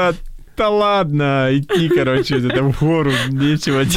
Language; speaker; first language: Russian; non-native, local second language; Ukrainian